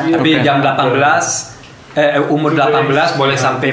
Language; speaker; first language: Indonesian; early bilingual, heritage; German